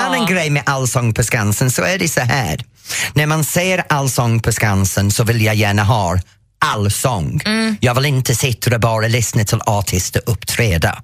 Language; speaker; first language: Swedish; non-native, fluent; English